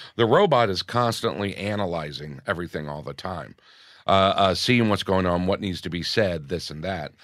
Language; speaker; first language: English; native; English